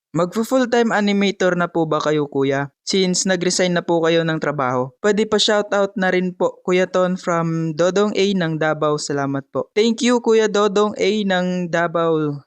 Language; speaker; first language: Filipino; non-native, local second language; Bikol